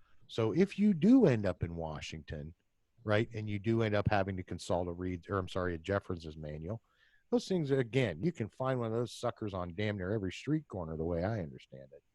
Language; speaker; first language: English; native; English